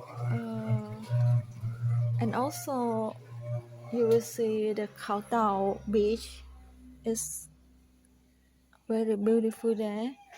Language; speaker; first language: English; non-native, learner; Thai